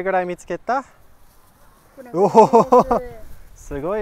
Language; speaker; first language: Japanese; non-native, learner; English